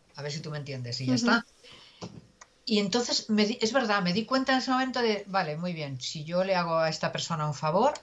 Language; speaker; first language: Spanish; native; Spanish